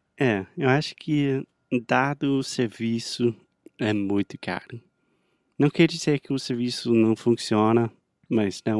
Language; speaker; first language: Portuguese; non-native, fluent; English